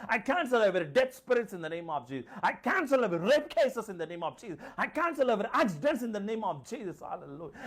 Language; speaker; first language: English; non-native, local second language; Telugu